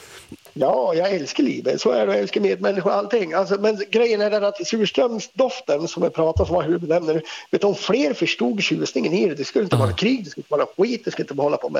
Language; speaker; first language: Swedish; native; Swedish